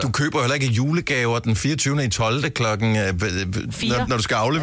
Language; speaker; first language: Danish; native; Danish